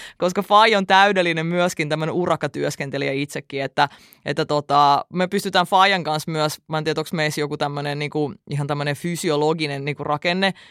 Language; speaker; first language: Finnish; early bilingual, other home language; Russian